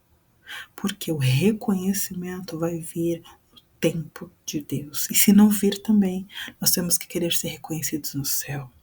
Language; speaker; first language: Portuguese; native; Portuguese